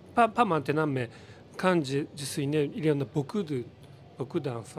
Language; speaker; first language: French; non-native, learner; Japanese